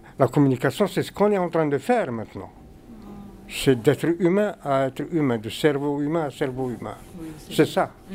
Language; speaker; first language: French; non-native, local second language; Arabic